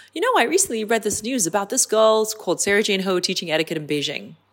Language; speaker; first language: English; non-native, local second language; Cantonese